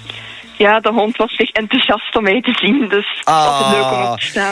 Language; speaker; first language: Dutch; native; Dutch